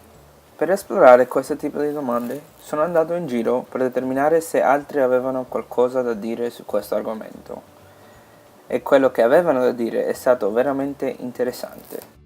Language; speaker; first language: Italian; non-native, fluent; Spanish